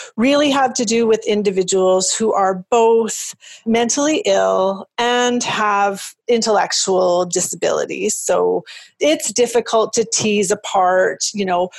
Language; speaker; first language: English; native; English